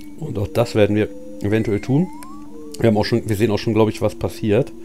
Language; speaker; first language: German; native; German